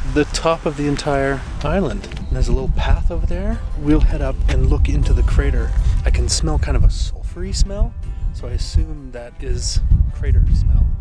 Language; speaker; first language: English; native; English